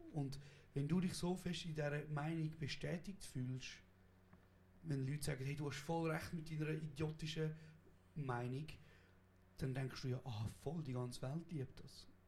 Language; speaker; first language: German; early bilingual, other home language; Kurdish